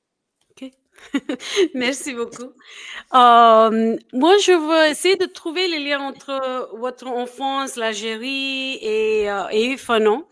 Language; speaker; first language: French; non-native, fluent; English